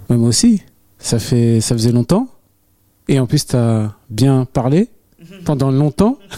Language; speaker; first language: French; native; French